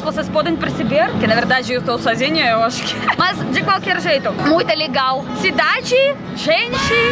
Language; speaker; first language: Portuguese; non-native, learner; Russian